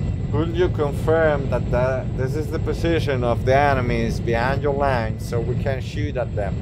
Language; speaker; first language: English; non-native, learner; Spanish